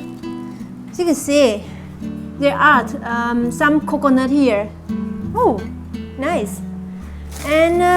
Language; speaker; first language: English; non-native, learner; Vietnamese